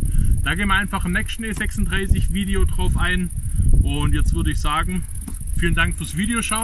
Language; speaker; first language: German; native; German